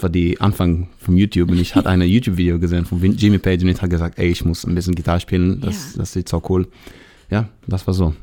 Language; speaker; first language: German; non-native, learner; Hebrew